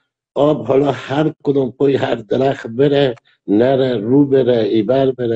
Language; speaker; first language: Persian; native; Persian